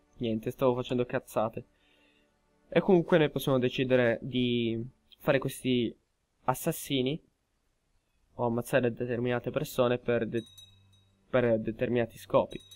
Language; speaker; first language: Italian; early bilingual, heritage; Italian